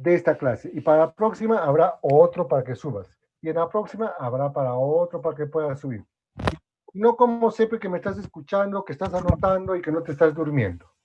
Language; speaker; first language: Spanish; native; Spanish